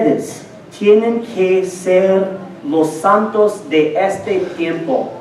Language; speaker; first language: Spanish; non-native, fluent; English